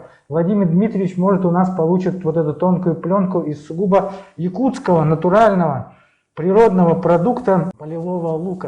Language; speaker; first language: Russian; native; Russian